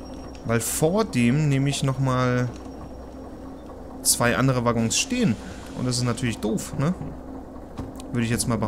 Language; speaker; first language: German; native; German